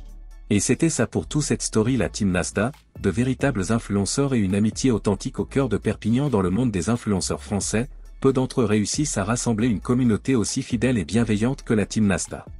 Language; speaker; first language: French; native; French